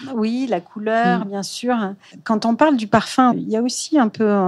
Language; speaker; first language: French; native; French